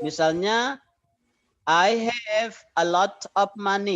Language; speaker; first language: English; non-native, fluent; Indonesian